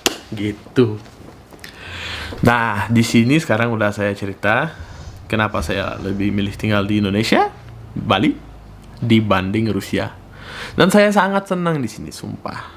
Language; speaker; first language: Indonesian; non-native, fluent; Russian